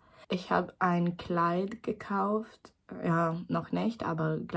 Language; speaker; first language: German; non-native, learner; Swedish